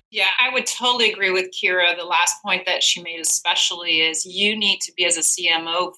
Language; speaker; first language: English; non-native, fluent; Dutch